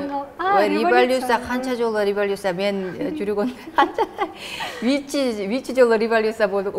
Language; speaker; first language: Kyrgyz; non-native, learner; Korean